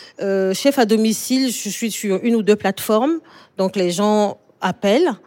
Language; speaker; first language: French; native; French